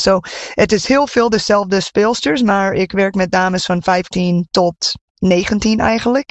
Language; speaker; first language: Dutch; non-native, fluent; English